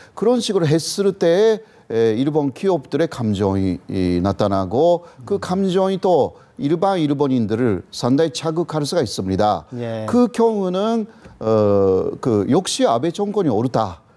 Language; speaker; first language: Korean; non-native, fluent; Japanese